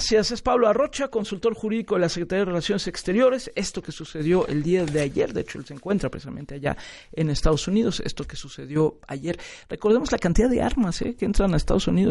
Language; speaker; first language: Spanish; native; Spanish